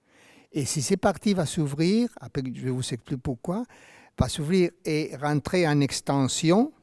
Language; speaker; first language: French; non-native, fluent; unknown